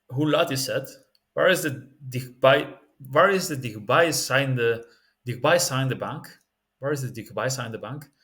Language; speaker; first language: Dutch; non-native, learner; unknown